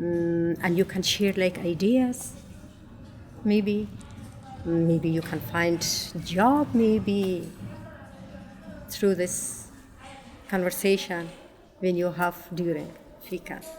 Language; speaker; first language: English; non-native, learner; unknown